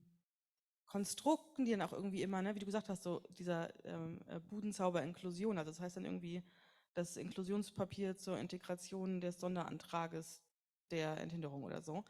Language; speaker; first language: German; native; German